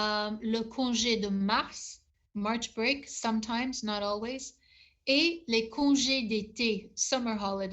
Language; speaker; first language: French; non-native, fluent; English